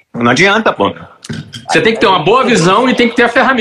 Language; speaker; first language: Portuguese; native; Portuguese